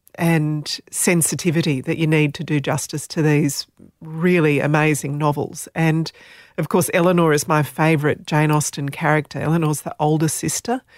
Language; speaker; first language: English; non-native, local second language; Slovenian